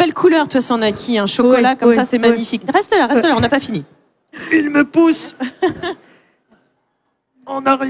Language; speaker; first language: French; native; French